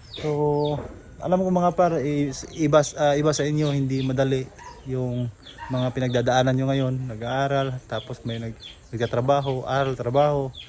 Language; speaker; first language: Filipino; non-native, local second language; Cebuano